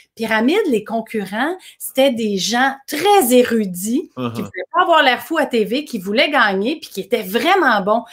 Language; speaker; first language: French; native; French